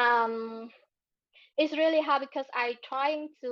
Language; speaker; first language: English; non-native, learner; Vietnamese